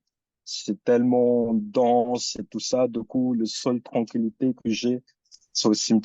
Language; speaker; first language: French; early bilingual, other home language; Filipino